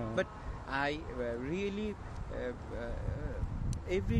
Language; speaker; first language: English; non-native, learner; Bangla